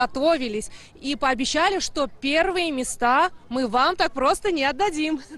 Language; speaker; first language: Russian; native; Russian